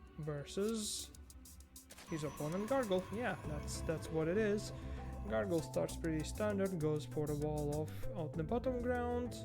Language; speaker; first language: English; non-native, fluent; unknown